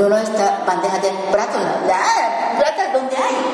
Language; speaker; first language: Spanish; non-native, learner; Japanese